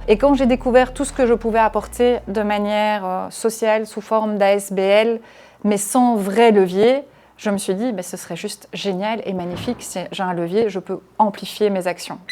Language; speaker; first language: French; early bilingual, other home language; Arabic